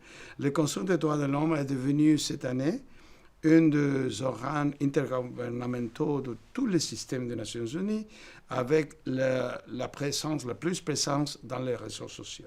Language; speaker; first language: French; non-native, fluent; Spanish